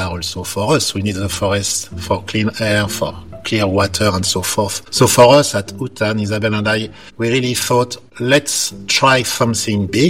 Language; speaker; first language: English; non-native, fluent; French